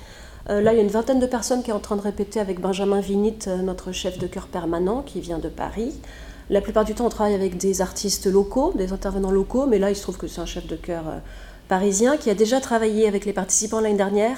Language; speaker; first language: French; native; French